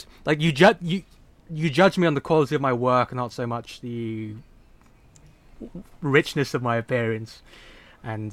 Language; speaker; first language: English; non-native, local second language; Cantonese